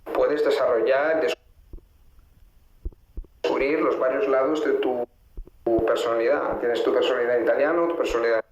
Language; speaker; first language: Spanish; non-native, fluent; Italian